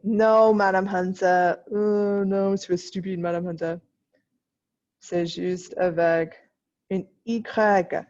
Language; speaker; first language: French; non-native, fluent; English